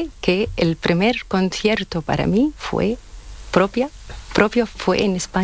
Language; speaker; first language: Spanish; non-native, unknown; Arabic